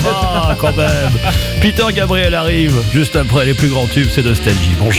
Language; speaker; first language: French; native; French